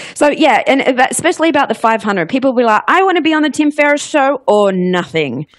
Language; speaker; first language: English; native; English